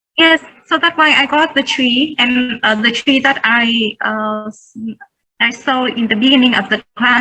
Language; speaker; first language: English; non-native, learner; Vietnamese